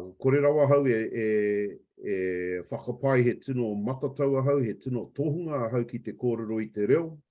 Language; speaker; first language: Māori; non-native, local second language; English